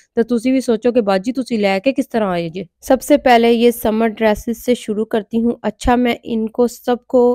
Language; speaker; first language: Urdu; non-native, local second language; Punjabi